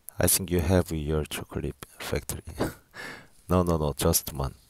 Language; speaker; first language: English; non-native, learner; Korean